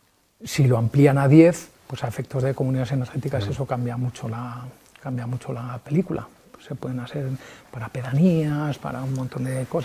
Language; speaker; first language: Spanish; native; Spanish